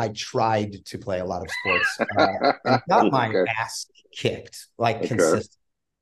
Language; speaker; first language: English; native; English